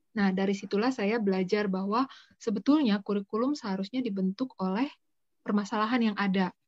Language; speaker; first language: Indonesian; native; Indonesian